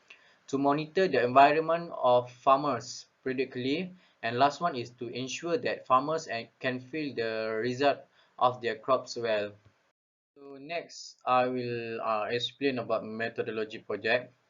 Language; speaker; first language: English; non-native, local second language; Malay